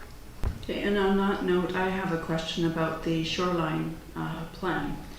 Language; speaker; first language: English; native; English